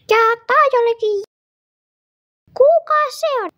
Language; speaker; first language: Finnish; native; Finnish